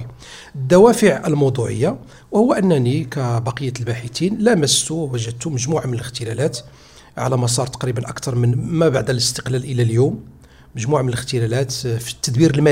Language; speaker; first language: Arabic; native; Arabic